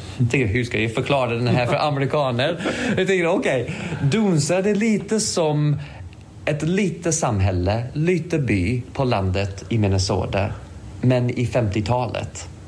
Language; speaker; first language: Swedish; non-native, fluent; English